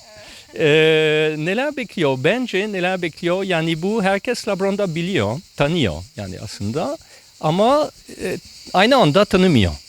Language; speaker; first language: Turkish; non-native, fluent; French